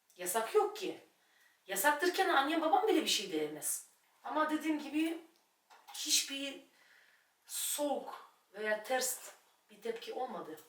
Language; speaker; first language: Turkish; non-native, fluent; Russian